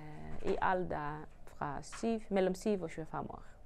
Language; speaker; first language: Norwegian; early bilingual, other home language; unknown